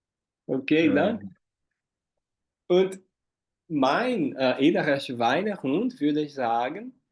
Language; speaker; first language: German; non-native, fluent; Portuguese